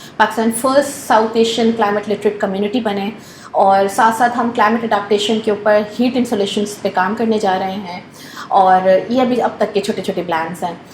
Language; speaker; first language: Urdu; native; Urdu